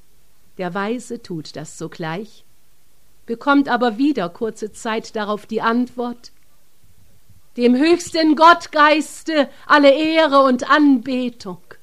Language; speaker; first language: German; native; German